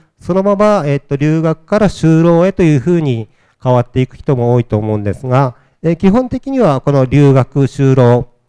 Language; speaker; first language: Japanese; native; Japanese